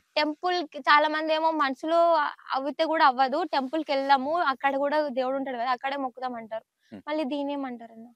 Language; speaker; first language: Telugu; non-native, local second language; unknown